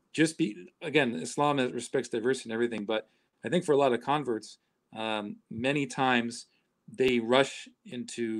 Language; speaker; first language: English; native; English